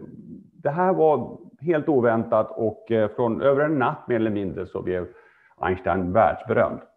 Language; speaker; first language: Swedish; native; Swedish